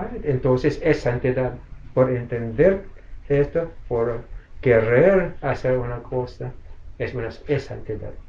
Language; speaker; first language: Spanish; non-native, fluent; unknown